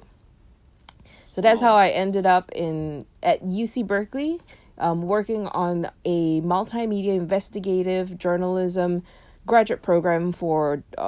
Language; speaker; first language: English; native; English